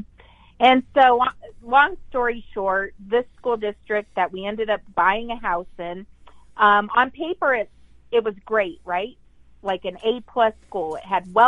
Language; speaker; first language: English; native; English